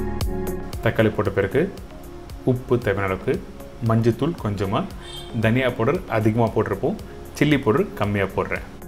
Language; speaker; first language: Tamil; native; Tamil